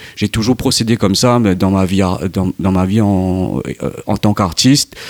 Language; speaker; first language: French; non-native, local second language; Morisyen